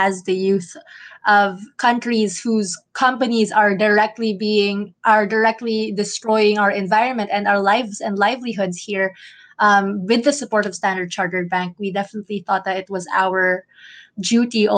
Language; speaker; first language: English; non-native, local second language; Filipino